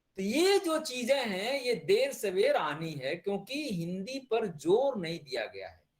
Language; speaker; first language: Hindi; native; Hindi